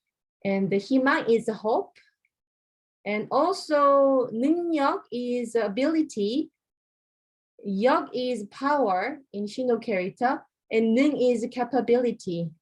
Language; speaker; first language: English; non-native, fluent; Korean